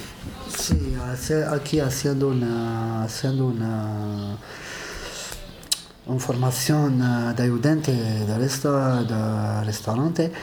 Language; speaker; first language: Spanish; non-native, learner; Arabic